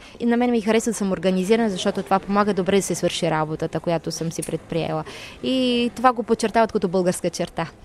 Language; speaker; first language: Bulgarian; native; Bulgarian